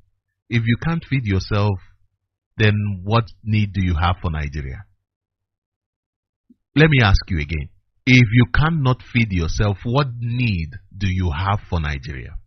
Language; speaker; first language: English; non-native, local second language; Igbo